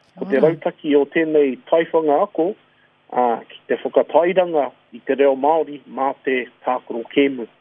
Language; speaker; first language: Māori; non-native, local second language; English